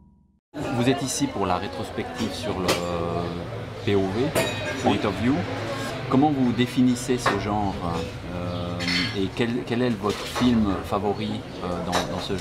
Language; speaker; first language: French; native; French